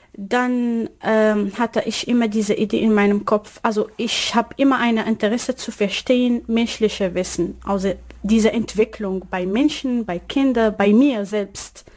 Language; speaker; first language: German; non-native, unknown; Arabic